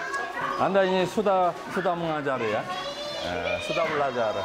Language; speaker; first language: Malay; non-native, learner; Korean